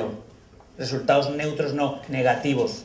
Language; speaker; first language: Spanish; native; Spanish